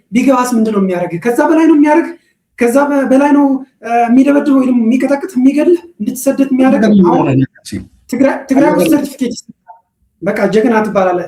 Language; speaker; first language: Amharic; non-native, local second language; Tigrinya